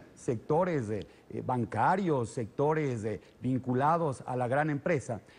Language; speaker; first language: Spanish; native; Spanish